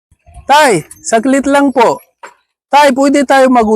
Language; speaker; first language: Filipino; non-native, fluent; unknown